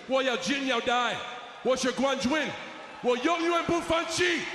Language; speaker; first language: Chinese; non-native, learner; English